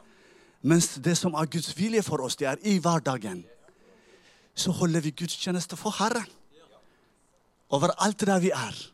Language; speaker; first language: Norwegian; non-native, fluent; Tigrinya